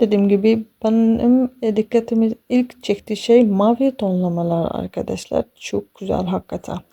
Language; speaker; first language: Turkish; non-native, fluent; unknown